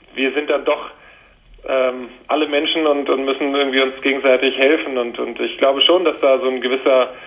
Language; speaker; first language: German; native; German